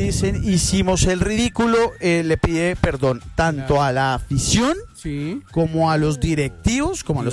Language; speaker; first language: Spanish; native; Spanish